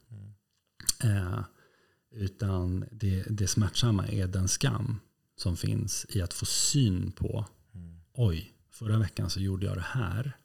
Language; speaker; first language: Swedish; native; Swedish